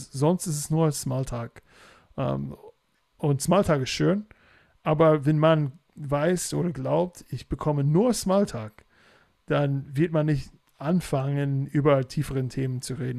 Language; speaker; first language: German; non-native, fluent; English